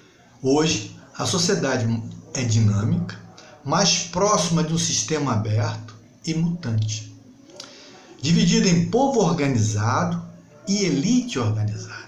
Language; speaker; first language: Portuguese; native; Portuguese